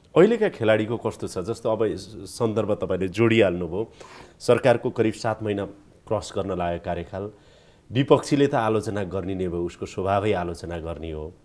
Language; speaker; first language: Nepali; native; Nepali